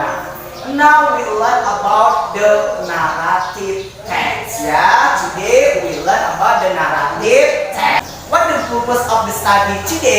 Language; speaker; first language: English; non-native, learner; Indonesian